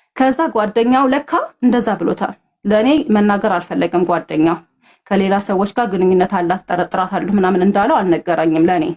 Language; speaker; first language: Amharic; native; Amharic